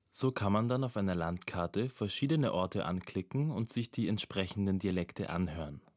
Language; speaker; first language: German; native; German